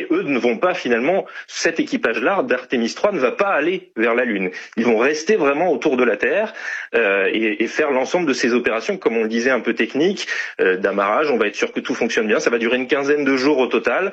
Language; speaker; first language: French; native; French